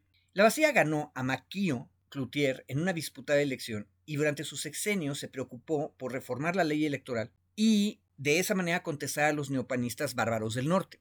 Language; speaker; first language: Spanish; native; Spanish